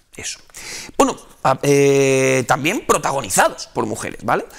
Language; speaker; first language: Spanish; native; Spanish